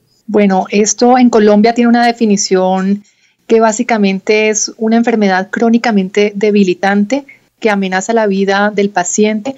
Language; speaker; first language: Spanish; native; Spanish